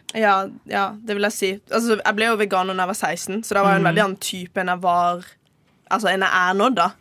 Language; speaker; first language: Norwegian; native; Norwegian